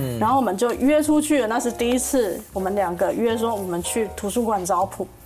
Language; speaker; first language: Chinese; native; Chinese